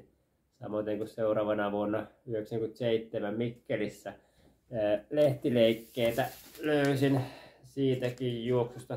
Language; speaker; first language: Finnish; native; Finnish